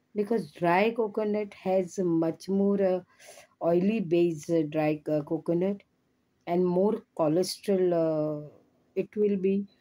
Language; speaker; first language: English; non-native, local second language; Konkani